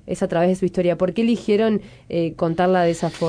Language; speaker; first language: Spanish; native; Spanish